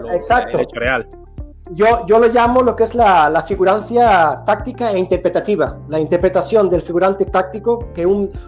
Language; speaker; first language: Spanish; native; Spanish